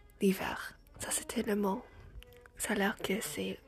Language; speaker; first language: French; non-native, learner; English